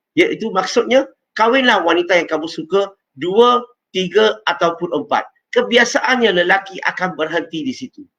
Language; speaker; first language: Malay; non-native, local second language; Chinese